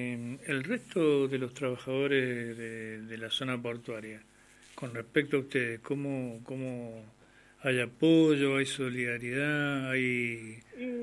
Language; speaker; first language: Spanish; native; Spanish